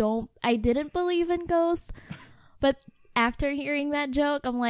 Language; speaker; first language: English; non-native, local second language; Filipino